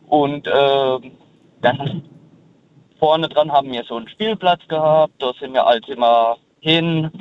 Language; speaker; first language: German; early bilingual, heritage; German